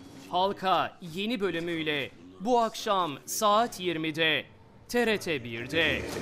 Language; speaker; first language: Turkish; native; Turkish